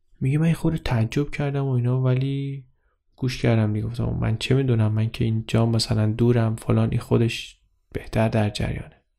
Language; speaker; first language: Persian; native; Persian